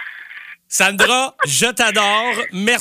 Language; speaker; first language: French; native; French